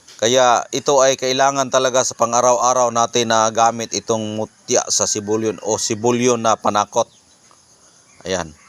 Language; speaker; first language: Filipino; non-native, local second language; Cebuano